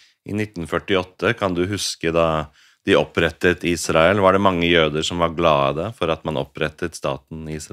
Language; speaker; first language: Norwegian; native; Norwegian